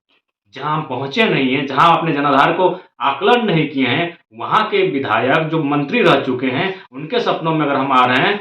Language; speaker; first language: Hindi; non-native, local second language; Magahi